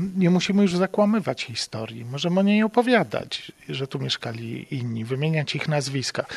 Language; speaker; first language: Polish; native; Polish